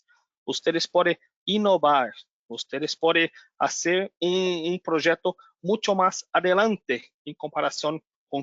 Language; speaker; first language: Spanish; non-native, learner; Portuguese